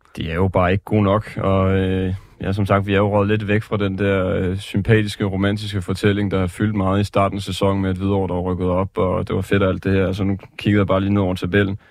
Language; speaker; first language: Danish; native; Danish